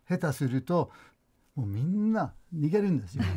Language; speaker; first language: Japanese; non-native, fluent; Hungarian